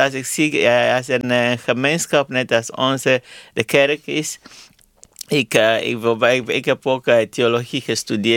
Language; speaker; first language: Dutch; non-native, learner; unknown